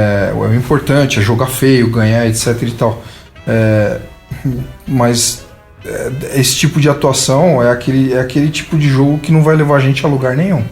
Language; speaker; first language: Portuguese; native; Portuguese